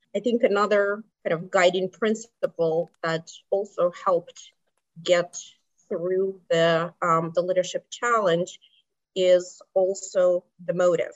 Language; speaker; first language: English; non-native, fluent; Russian